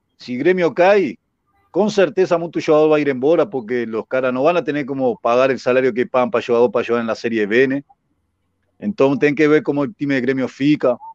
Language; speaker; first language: Portuguese; non-native, fluent; Spanish